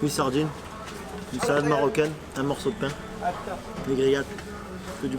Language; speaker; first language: French; native; French